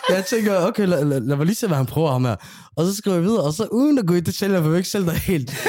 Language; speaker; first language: Danish; early bilingual, other home language; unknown